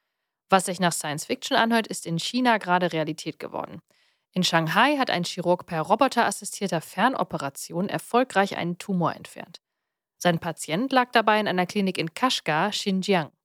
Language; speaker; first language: German; native; German